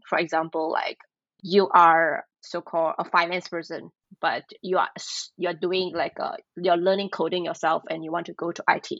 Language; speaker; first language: English; non-native, local second language; Chinese